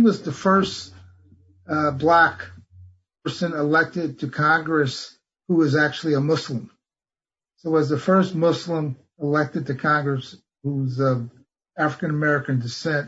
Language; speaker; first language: English; native; English